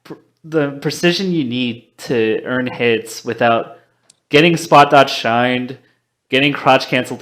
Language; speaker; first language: English; native; English